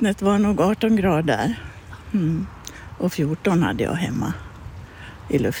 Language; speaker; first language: Swedish; native; Swedish